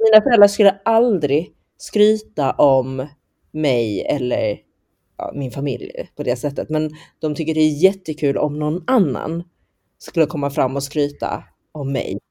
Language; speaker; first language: Swedish; early bilingual, other home language; Chinese